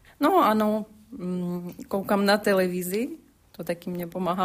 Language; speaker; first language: Czech; non-native, learner; Ukrainian